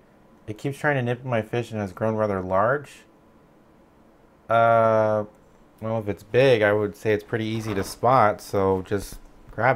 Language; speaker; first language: English; native; English